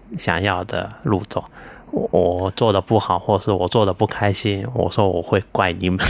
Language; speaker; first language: Chinese; non-native, fluent; Japanese